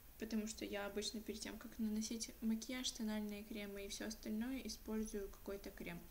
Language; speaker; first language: Russian; non-native, local second language; Ukrainian